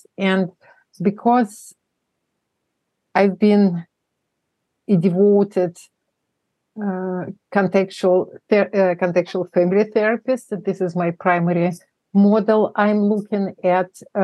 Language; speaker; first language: English; non-native, fluent; Russian